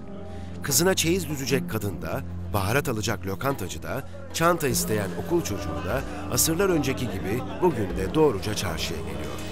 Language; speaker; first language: Turkish; native; Turkish